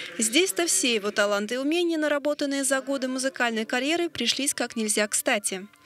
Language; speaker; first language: Russian; native; Russian